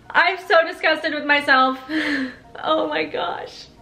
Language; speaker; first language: English; native; English